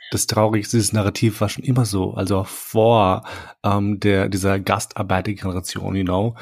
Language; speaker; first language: German; early bilingual, other home language; Albanian